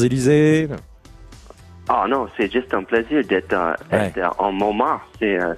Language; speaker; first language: French; non-native, learner; English